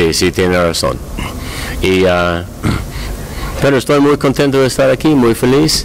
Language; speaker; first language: Spanish; non-native, learner; English